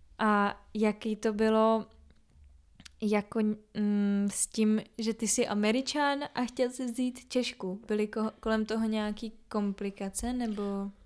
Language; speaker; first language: Czech; native; Czech